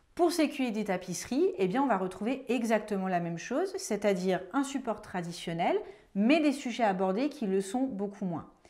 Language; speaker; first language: French; native; French